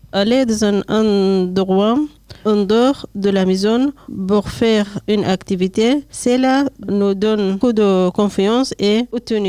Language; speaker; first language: French; non-native, learner; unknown